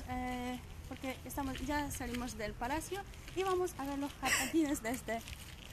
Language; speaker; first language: Spanish; non-native, fluent; Polish